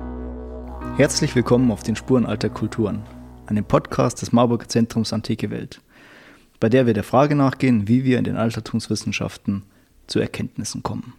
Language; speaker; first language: German; native; German